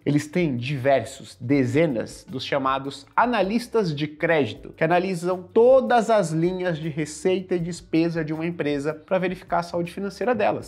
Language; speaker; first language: Portuguese; native; Portuguese